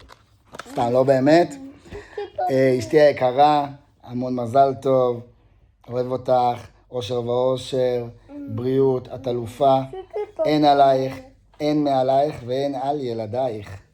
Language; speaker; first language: Hebrew; native; Hebrew